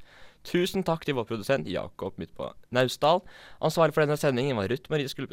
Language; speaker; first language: Norwegian; native; Norwegian